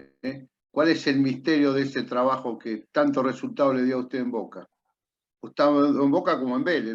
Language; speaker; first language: Spanish; native; Spanish